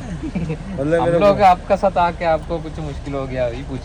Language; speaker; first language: Hindi; non-native, local second language; Malayalam